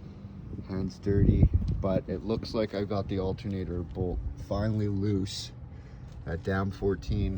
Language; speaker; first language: English; native; English